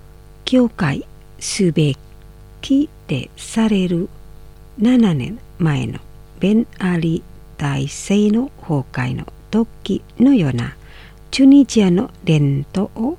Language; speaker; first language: Japanese; non-native, fluent; Indonesian